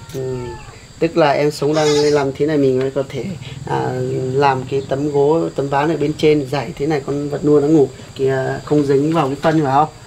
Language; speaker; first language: Vietnamese; native; Vietnamese